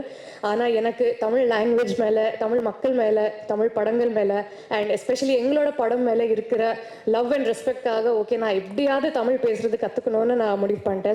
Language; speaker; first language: Tamil; non-native, learner; Telugu